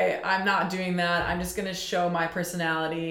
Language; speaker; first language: English; native; English